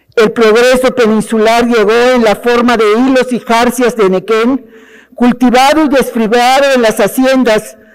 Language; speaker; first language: Spanish; native; Spanish